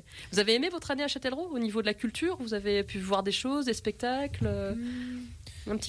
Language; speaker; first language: French; native; French